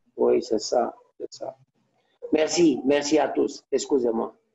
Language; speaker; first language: French; non-native, learner; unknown